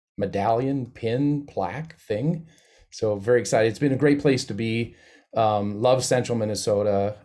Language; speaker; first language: English; native; English